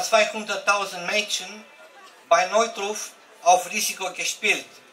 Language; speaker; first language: German; non-native, learner; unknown